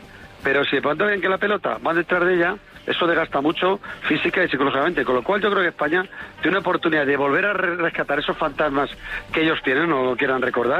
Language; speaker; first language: Spanish; native; Spanish